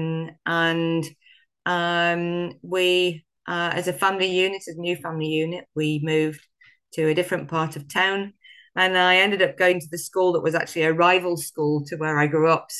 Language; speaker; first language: English; native; English